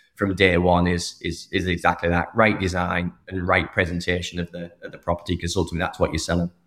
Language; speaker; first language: English; native; English